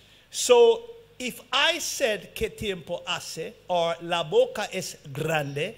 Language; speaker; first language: Spanish; non-native, learner; Jamaican Creole English